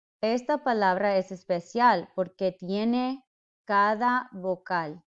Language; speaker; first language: Spanish; non-native, fluent; English